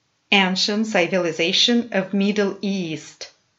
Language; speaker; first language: English; non-native, fluent; Romanian